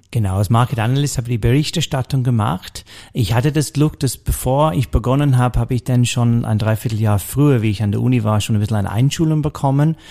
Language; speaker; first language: German; non-native, fluent; English